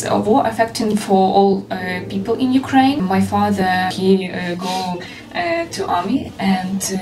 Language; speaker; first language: English; non-native, learner; Ukrainian